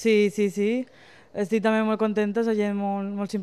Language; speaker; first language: Catalan; non-native, fluent; Spanish